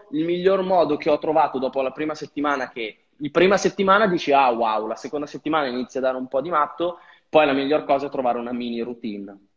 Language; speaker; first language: Italian; native; Italian